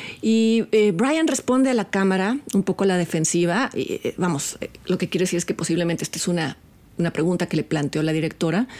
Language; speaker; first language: Spanish; native; Spanish